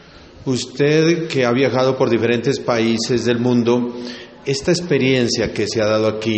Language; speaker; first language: Spanish; native; Spanish